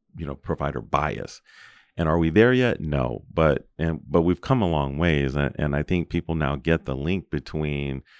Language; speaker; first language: English; native; English